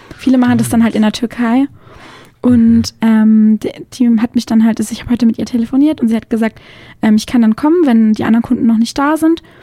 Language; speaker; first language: German; native; German